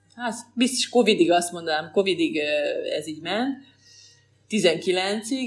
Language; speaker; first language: Hungarian; native; Hungarian